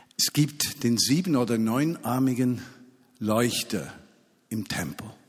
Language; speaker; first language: German; native; German